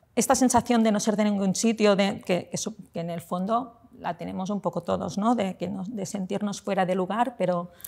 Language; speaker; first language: Spanish; non-native, local second language; Catalan